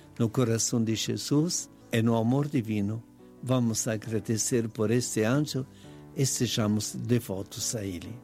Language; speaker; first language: Portuguese; non-native, fluent; Italian